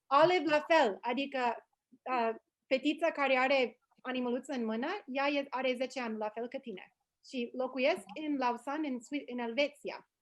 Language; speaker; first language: Romanian; non-native, fluent; English